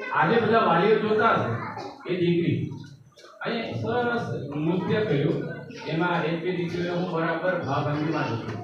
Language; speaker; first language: Gujarati; non-native, local second language; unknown